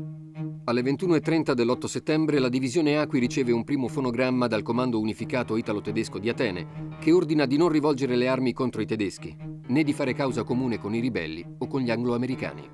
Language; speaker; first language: Italian; native; Italian